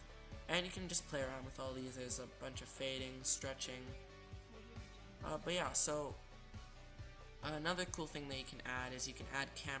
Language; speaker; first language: English; native; English